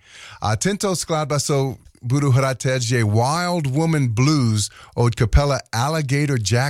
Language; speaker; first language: Czech; non-native, learner; English